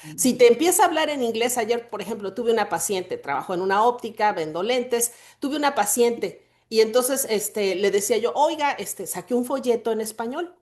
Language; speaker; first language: Spanish; native; Spanish